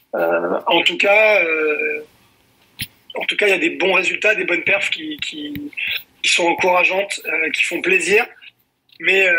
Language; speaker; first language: French; native; French